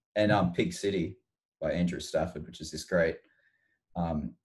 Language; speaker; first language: English; native; English